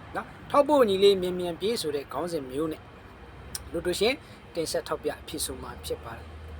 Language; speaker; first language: Burmese; native; Burmese